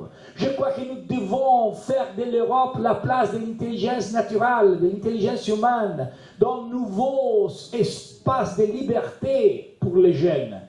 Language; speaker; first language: French; non-native, learner; Italian